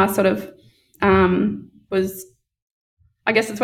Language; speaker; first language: English; native; English